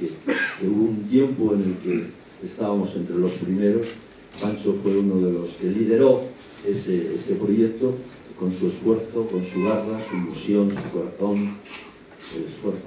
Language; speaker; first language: Spanish; native; Spanish